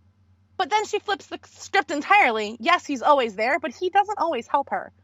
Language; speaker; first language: English; native; English